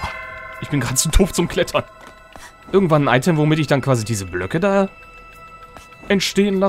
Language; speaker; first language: German; native; German